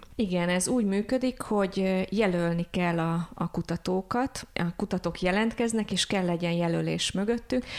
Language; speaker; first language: Hungarian; native; Hungarian